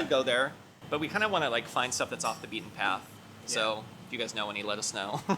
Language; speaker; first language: English; native; English